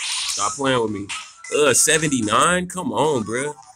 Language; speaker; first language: English; native; English